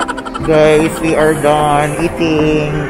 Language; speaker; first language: English; non-native, local second language; Filipino